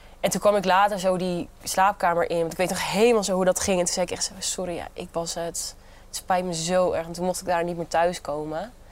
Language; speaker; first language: Dutch; native; Dutch